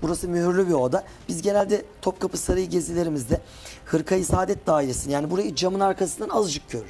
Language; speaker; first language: Turkish; native; Turkish